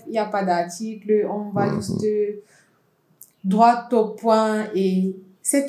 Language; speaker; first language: French; non-native, local second language; Fula